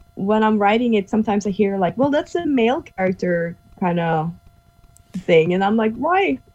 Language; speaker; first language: English; non-native, fluent; Norwegian